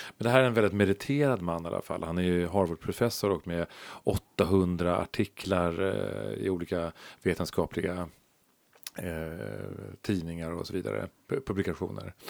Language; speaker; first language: Swedish; native; Swedish